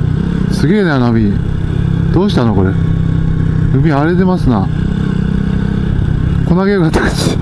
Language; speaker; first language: Japanese; native; Japanese